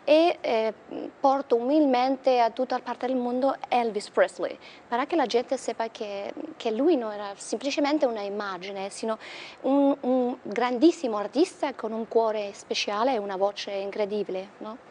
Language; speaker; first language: Italian; non-native, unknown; Spanish